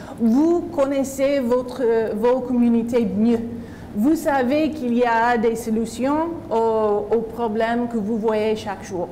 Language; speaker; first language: French; non-native, fluent; English